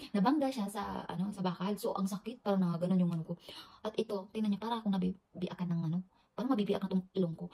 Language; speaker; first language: Filipino; native; Filipino